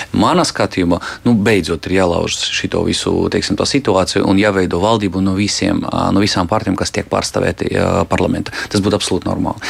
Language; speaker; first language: Latvian; non-native, local second language; Russian